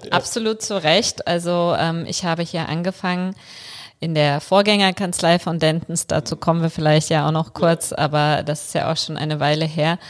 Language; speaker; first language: German; early bilingual, other home language; Bulgarian